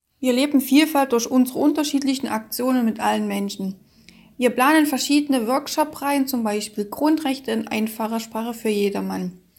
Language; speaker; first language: German; native; German